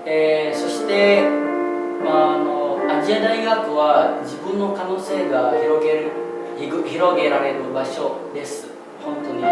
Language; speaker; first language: Japanese; non-native, fluent; Indonesian